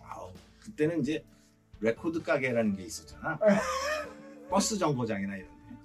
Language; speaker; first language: Korean; native; Korean